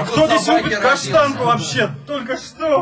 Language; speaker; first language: Russian; native; Russian